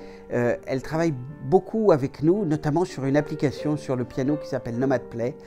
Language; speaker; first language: French; native; French